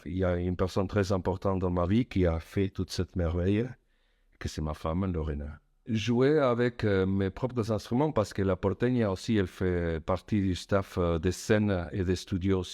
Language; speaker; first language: French; non-native, fluent; Spanish